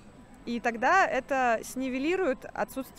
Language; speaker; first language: Russian; native; Russian